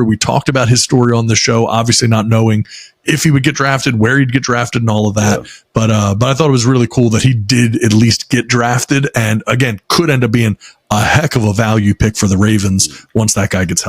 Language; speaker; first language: English; native; English